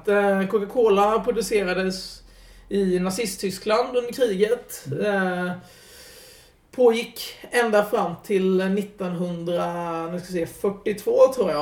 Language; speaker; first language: Swedish; native; Swedish